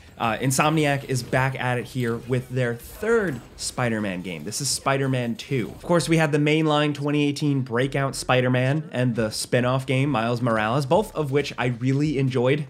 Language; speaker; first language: English; native; English